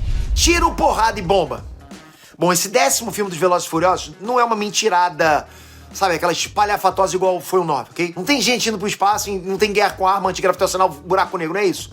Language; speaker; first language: Portuguese; native; Portuguese